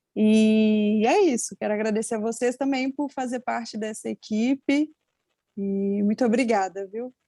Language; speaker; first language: Portuguese; native; Portuguese